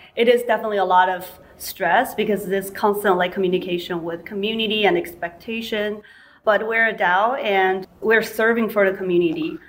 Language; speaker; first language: English; non-native, fluent; Chinese